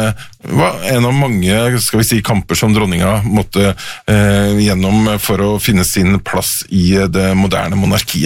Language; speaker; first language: Norwegian; native; Norwegian